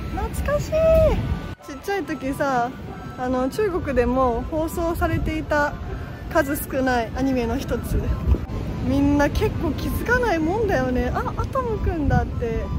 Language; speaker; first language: Japanese; early bilingual, other home language; Chinese